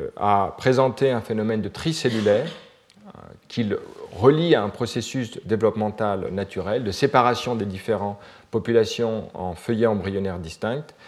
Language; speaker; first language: French; native; French